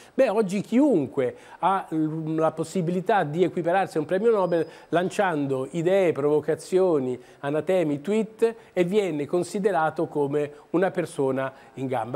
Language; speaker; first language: Italian; native; Italian